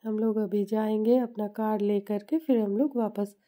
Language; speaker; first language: Hindi; non-native, local second language; Bangla